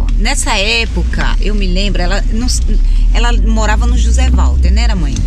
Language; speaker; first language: Portuguese; native; Portuguese